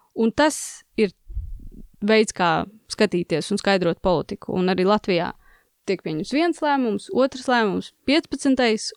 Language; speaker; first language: Latvian; non-native, local second language; Russian